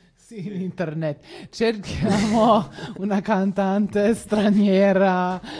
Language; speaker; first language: Italian; non-native, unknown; Spanish